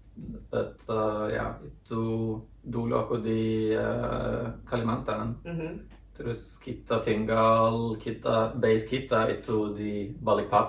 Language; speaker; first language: Indonesian; non-native, fluent; Norwegian